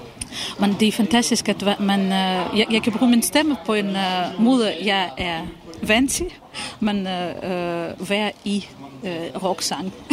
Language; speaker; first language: Danish; non-native, fluent; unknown